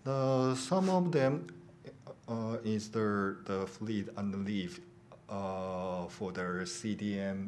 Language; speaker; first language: English; non-native, learner; Japanese